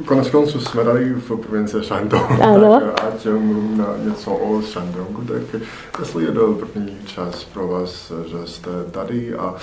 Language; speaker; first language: Czech; non-native, learner; Chinese